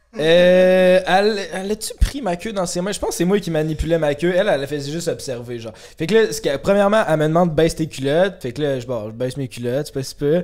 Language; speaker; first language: French; native; French